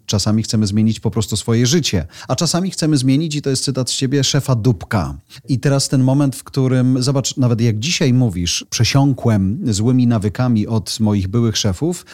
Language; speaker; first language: Polish; native; Polish